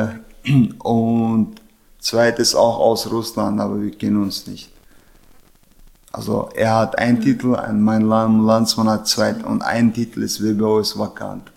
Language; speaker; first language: German; non-native, fluent; Chechen